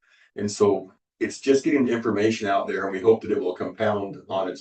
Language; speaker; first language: English; native; English